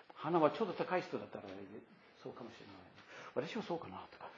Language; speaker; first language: Japanese; non-native, fluent; English